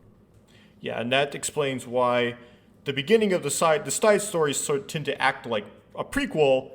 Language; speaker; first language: English; native; English